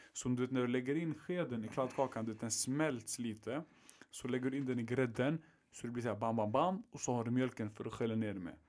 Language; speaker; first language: Swedish; early bilingual, other home language; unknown